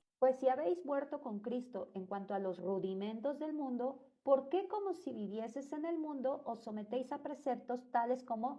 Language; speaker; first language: Spanish; native; Spanish